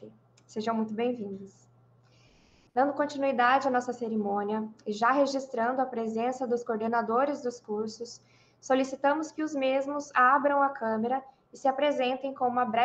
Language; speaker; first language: Portuguese; native; Portuguese